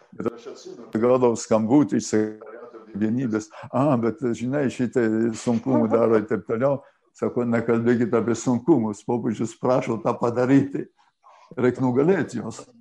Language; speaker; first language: Lithuanian; early bilingual, heritage; Lithuanian